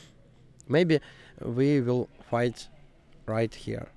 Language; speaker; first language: English; non-native, learner; Ukrainian